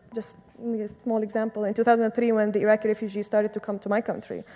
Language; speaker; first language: English; non-native, fluent; Arabic